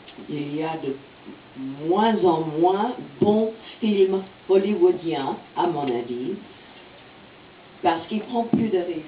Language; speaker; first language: French; non-native, fluent; English